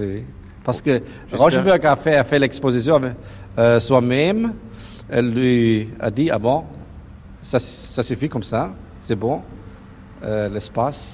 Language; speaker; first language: French; non-native, learner; German